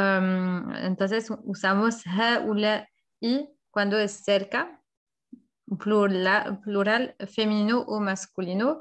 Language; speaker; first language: Spanish; non-native, fluent; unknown